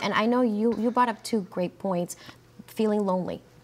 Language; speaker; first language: English; early bilingual, other home language; Spanish